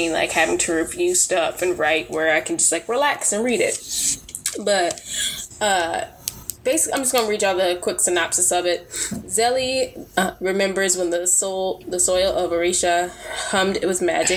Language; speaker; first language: English; native; English